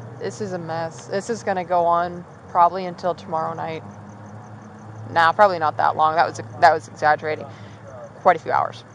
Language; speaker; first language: English; native; English